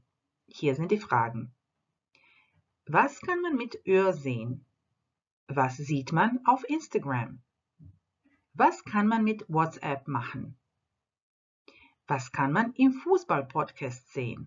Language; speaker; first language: German; non-native, fluent; Croatian